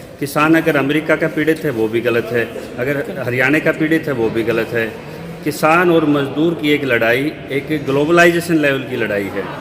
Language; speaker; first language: Hindi; native; Hindi